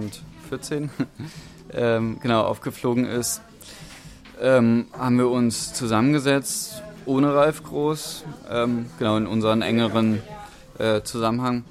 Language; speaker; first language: German; native; German